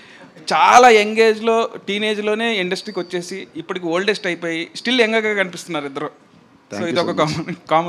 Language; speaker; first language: Telugu; native; Telugu